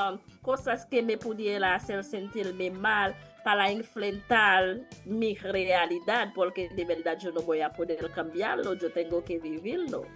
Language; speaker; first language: Spanish; non-native, learner; Haitian Creole